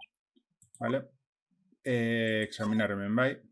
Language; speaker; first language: Basque; non-native, local second language; Spanish